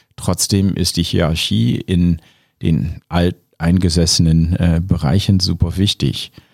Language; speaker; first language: German; non-native, fluent; English